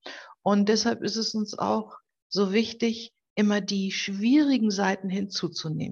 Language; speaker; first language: German; native; German